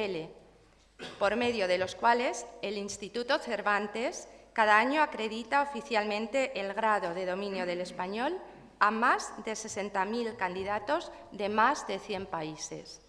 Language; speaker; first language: Spanish; native; Spanish